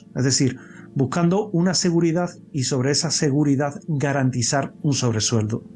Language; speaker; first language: Spanish; native; Spanish